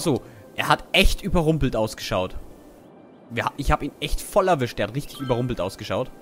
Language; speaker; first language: German; native; German